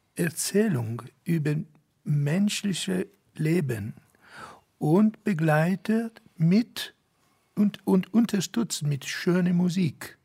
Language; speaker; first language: German; non-native, fluent; Italian